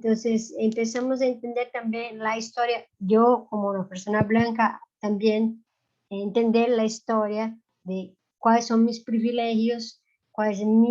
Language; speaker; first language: Spanish; non-native, fluent; Portuguese